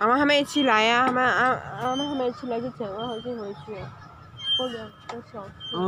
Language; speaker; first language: Chinese; non-native, learner; Indonesian